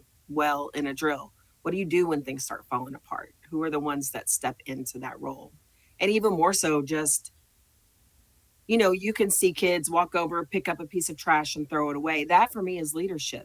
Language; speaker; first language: English; native; English